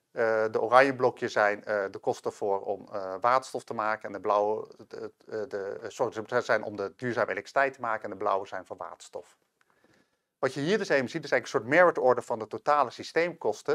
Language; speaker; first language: Dutch; native; Dutch